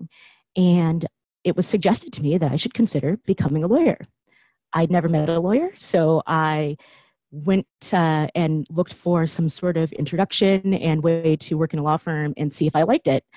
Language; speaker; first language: English; native; English